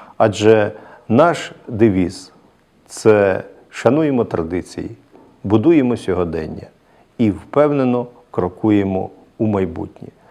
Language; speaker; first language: Ukrainian; native; Ukrainian